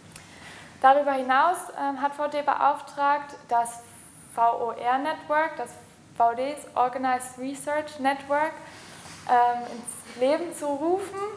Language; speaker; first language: German; native; German